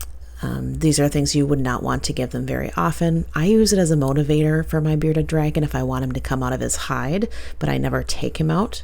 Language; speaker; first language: English; native; English